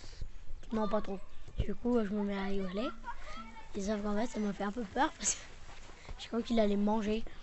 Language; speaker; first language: French; native; French